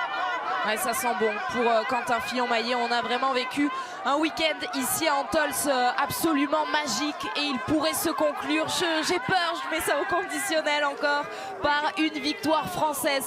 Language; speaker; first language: French; native; French